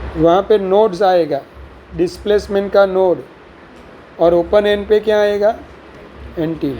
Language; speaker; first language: Hindi; non-native, local second language; Gujarati